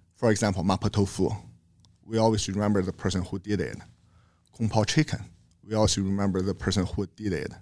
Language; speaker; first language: English; non-native, learner; Chinese